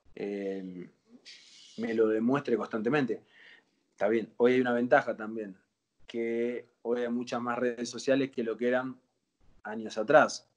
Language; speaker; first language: Spanish; native; Spanish